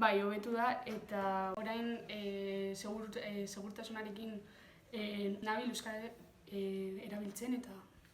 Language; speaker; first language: Basque; non-native, local second language; Spanish